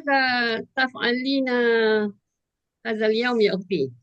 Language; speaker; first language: Arabic; non-native, learner; Malay